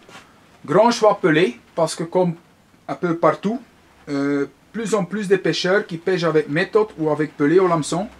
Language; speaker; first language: French; non-native, local second language; Dutch